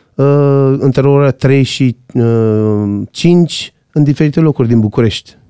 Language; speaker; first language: Romanian; non-native, fluent; Persian